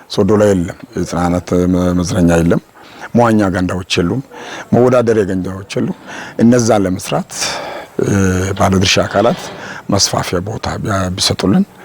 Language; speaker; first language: Amharic; non-native, local second language; Wolaytta